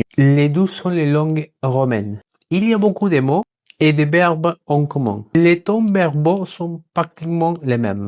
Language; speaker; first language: French; non-native, learner; Spanish